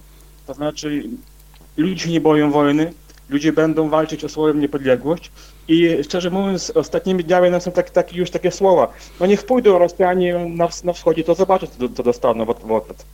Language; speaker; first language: Polish; non-native, fluent; Ukrainian